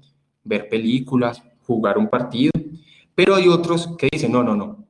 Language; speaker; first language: Spanish; native; Spanish